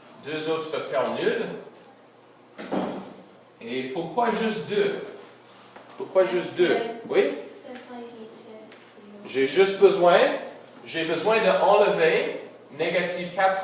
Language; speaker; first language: French; non-native, local second language; English